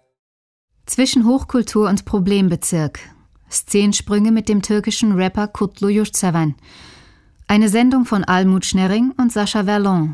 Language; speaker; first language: German; native; German